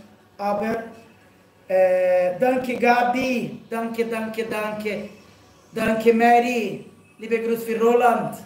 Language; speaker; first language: German; non-native, fluent; Portuguese